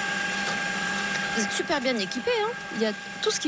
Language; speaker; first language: French; native; French